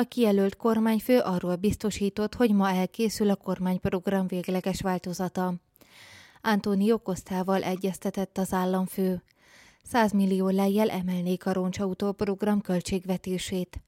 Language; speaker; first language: Hungarian; native; Hungarian